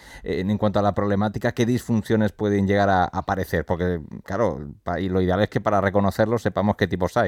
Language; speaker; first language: Spanish; native; Spanish